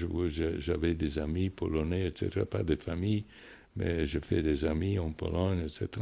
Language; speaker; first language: French; non-native, fluent; English